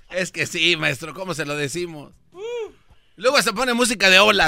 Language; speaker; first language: Spanish; native; Spanish